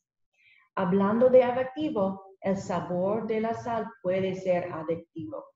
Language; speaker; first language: Spanish; non-native, learner; English